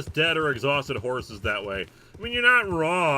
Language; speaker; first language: English; native; English